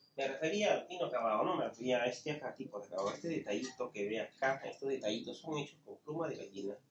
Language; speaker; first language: Spanish; native; Spanish